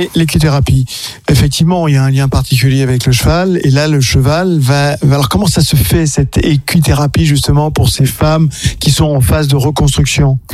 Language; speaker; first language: French; native; French